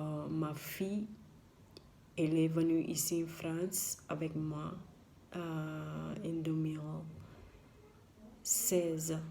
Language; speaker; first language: French; non-native, learner; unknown